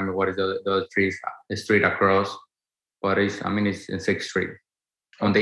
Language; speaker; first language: English; non-native, fluent; Spanish